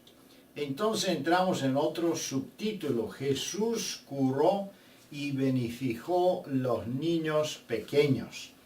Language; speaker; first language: Spanish; non-native, fluent; Bulgarian